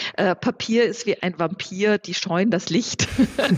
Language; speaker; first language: German; native; German